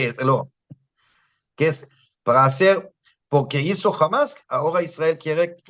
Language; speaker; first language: Spanish; non-native, fluent; Hebrew